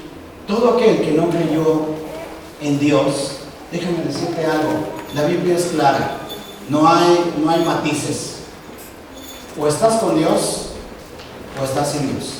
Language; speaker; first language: Spanish; native; Spanish